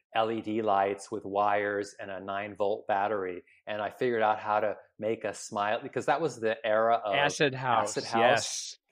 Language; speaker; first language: English; early bilingual, other home language; Spanish